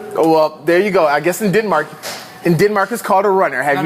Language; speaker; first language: English; native; English